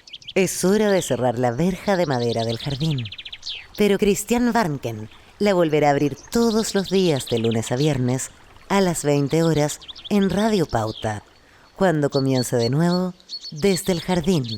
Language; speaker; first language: Spanish; native; Spanish